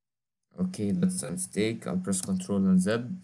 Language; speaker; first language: English; non-native, fluent; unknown